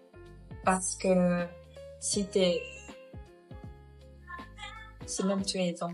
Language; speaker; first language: French; non-native, learner; Thai